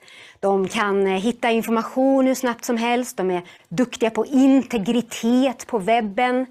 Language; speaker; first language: Swedish; native; Swedish